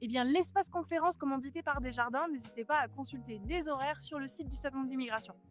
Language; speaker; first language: French; native; French